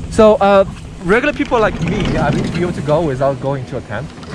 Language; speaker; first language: English; non-native, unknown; Chinese